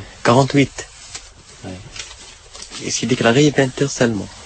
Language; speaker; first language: French; non-native, learner; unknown